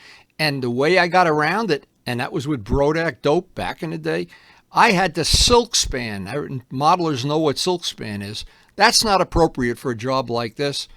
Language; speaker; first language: English; native; English